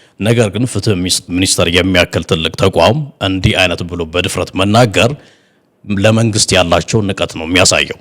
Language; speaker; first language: Amharic; non-native, local second language; Wolaytta